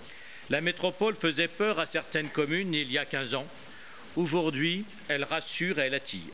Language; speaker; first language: French; native; French